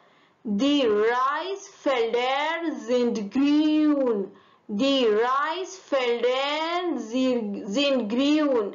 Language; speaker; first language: German; non-native, fluent; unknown